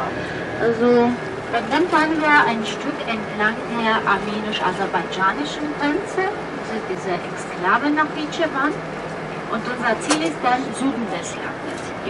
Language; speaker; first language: German; non-native, fluent; Armenian